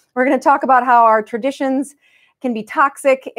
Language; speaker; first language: English; native; English